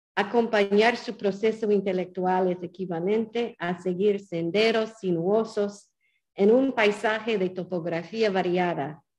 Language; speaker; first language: Spanish; non-native, fluent; English